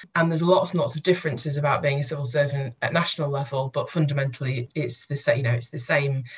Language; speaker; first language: English; native; English